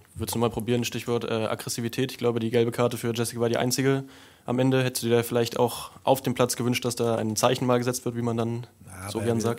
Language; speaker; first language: German; native; German